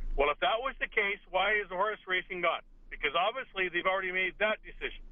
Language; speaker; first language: English; native; English